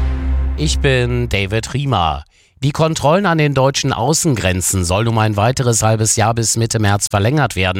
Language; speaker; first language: German; native; German